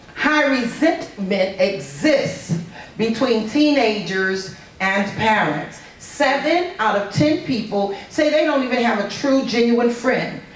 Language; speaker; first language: English; native; English